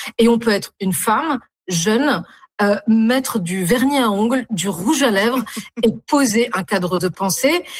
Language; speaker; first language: French; non-native, local second language; Arabic